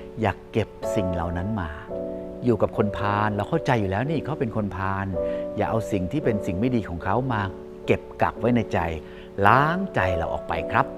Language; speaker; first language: Thai; native; Thai